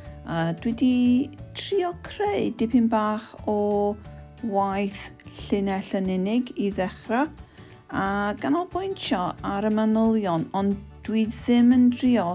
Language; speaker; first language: Welsh; non-native, local second language; English